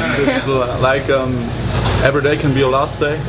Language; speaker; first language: English; non-native, learner; German